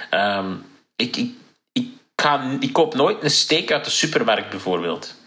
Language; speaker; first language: Dutch; native; Dutch